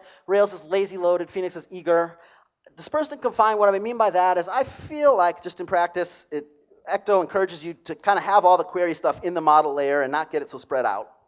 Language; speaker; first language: English; native; English